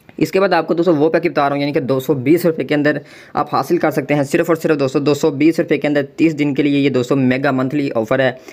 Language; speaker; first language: Urdu; non-native, local second language; Punjabi